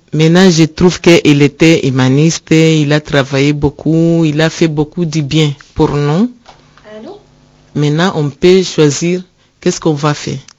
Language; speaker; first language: French; non-native, learner; Rundi